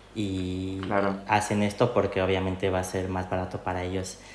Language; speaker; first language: Spanish; native; Spanish